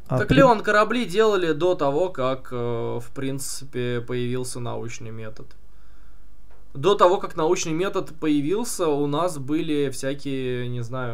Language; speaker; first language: Russian; native; Russian